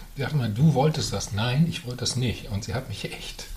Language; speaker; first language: German; native; German